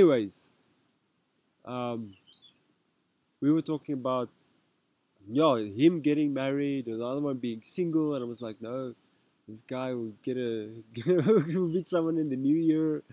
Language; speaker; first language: English; non-native, local second language; Afrikaans